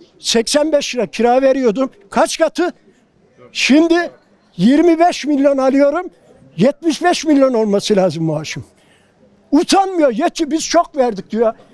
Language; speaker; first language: Turkish; native; Turkish